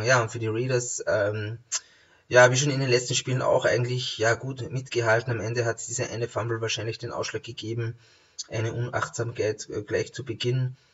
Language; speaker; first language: German; native; German